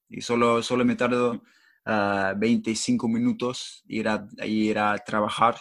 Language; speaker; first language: Spanish; non-native, fluent; English